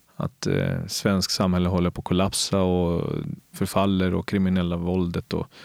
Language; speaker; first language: Swedish; early bilingual, other home language; Spanish